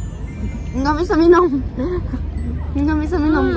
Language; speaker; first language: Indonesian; non-native, learner; Japanese